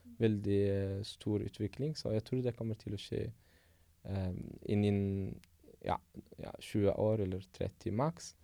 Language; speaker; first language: Norwegian; non-native, fluent; Arabic